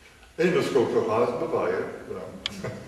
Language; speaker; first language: Russian; non-native, learner; English